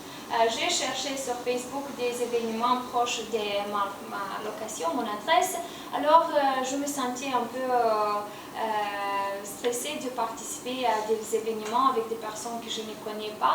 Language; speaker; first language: French; non-native, learner; Romanian